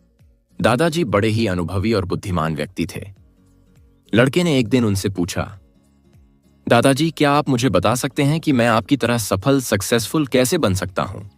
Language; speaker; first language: Hindi; native; Hindi